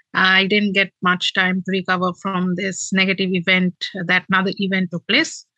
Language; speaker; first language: English; non-native, local second language; Bangla